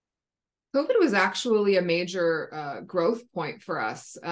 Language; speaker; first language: English; native; English